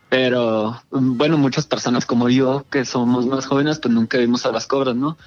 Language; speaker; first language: Spanish; native; Spanish